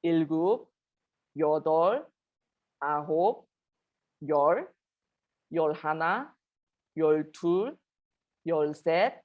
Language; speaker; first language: Korean; non-native, fluent; Malay